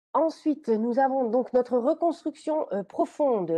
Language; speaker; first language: French; native; French